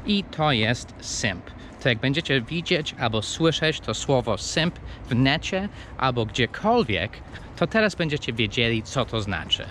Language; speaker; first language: Polish; non-native, fluent; English